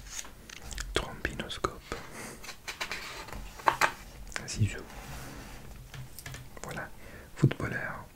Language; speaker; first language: French; non-native, learner; English